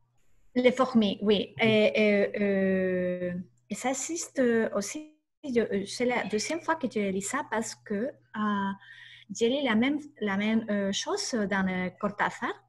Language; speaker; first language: French; non-native, learner; Spanish